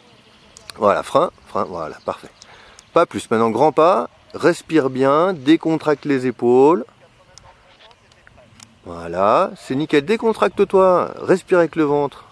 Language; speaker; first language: French; native; French